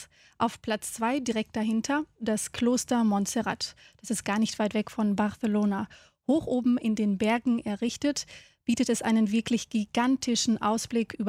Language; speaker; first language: German; native; German